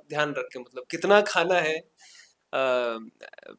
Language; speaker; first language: Hindi; non-native, local second language; Marathi